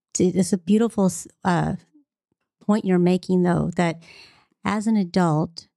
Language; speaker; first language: English; early bilingual, other home language; Hindi